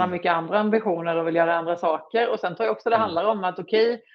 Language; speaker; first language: Swedish; native; Swedish